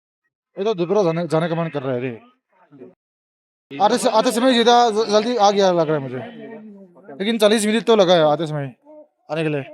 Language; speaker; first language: Hindi; non-native, local second language; Mizo